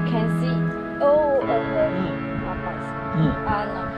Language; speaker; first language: English; non-native, learner; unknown